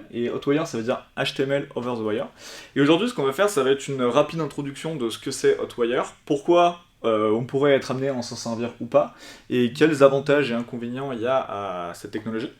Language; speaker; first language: French; native; French